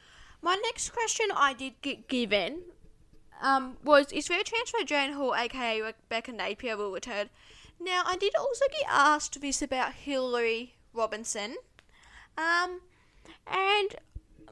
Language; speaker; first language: English; native; English